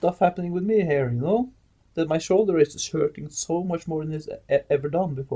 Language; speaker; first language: English; non-native, fluent; Norwegian